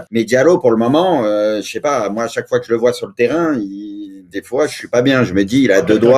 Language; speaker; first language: French; native; French